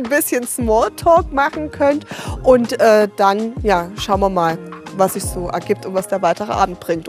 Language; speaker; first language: German; native; German